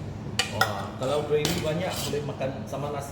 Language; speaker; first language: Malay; non-native, local second language; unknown